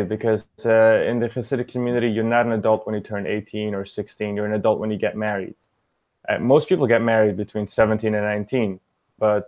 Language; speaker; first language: English; early bilingual, other home language; Yiddish